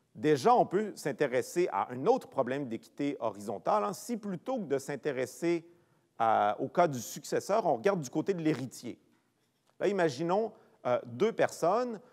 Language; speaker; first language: French; native; French